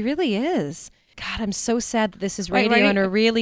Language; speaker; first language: English; native; English